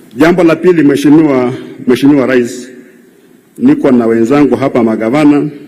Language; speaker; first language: Swahili; non-native, local second language; Luyia